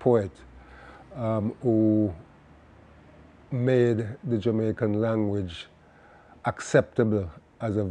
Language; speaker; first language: English; non-native, local second language; Jamaican Creole English